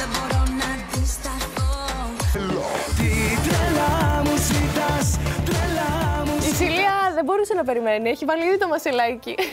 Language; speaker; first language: Greek; native; Greek